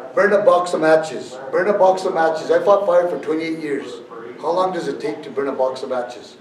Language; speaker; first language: English; native; English